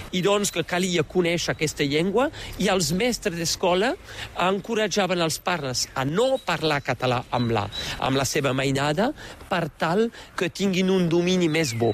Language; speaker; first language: Catalan; native; Catalan